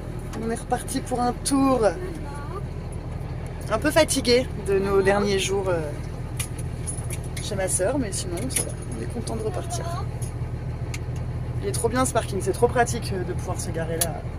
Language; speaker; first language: French; native; French